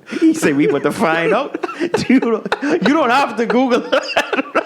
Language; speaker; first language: English; native; English